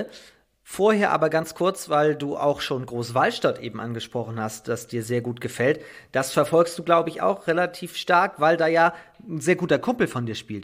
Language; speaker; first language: German; native; German